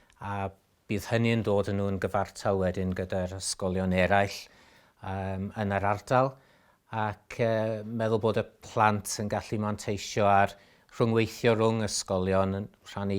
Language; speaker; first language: Welsh; native; Welsh